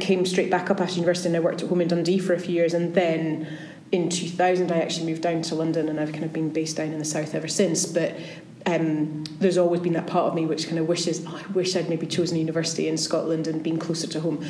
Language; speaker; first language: English; native; English